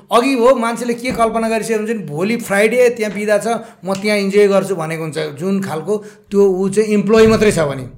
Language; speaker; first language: Nepali; native; Nepali